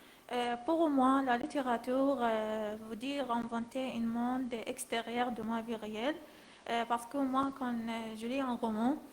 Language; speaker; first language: French; non-native, learner; Arabic